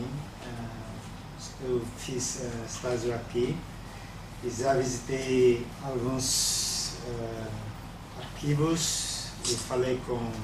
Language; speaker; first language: Portuguese; non-native, learner; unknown